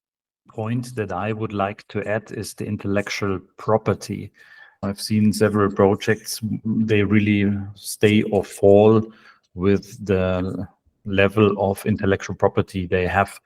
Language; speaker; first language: English; non-native, fluent; German